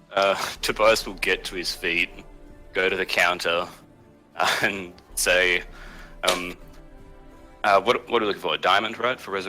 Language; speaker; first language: English; native; English